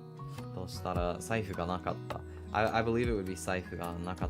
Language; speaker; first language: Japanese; non-native, learner; English